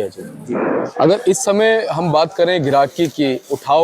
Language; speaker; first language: Hindi; native; Hindi